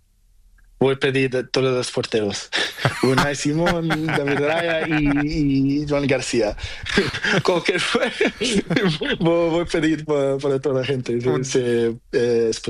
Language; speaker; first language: Spanish; non-native, learner; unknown